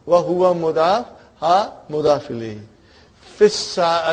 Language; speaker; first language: Arabic; non-native, fluent; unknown